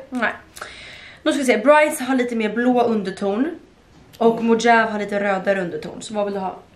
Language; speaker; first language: Swedish; native; Swedish